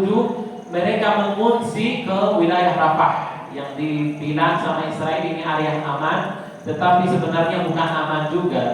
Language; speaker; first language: Indonesian; non-native, fluent; Arabic